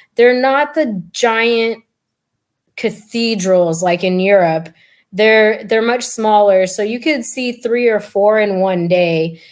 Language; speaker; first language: English; native; English